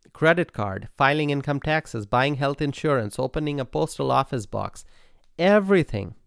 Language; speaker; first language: English; non-native, local second language; Bangla